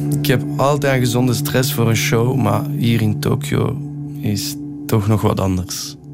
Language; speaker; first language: Dutch; native; Dutch